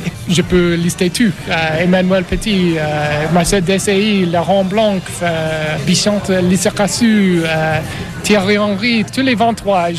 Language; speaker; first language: French; non-native, learner; English